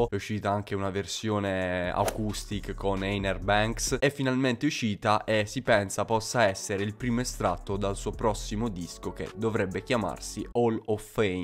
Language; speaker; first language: Italian; native; Italian